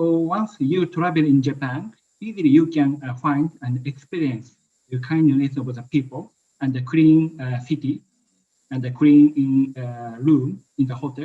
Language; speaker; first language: English; non-native, learner; Japanese